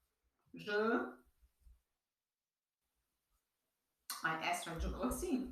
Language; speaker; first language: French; non-native, fluent; English